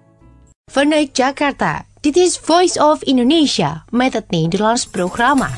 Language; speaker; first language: Dutch; non-native, learner; Indonesian